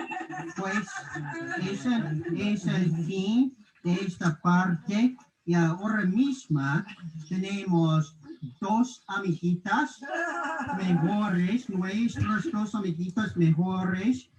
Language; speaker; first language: Spanish; non-native, learner; English